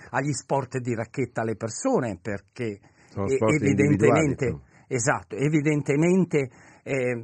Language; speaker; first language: Italian; native; Italian